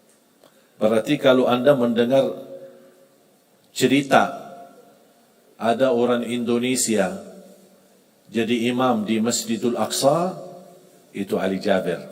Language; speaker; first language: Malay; non-native, fluent; Arabic